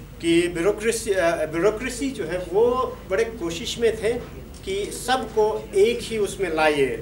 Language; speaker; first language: Urdu; non-native, local second language; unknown